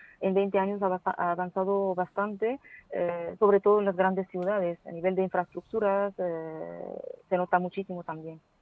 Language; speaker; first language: Spanish; non-native, fluent; Arabic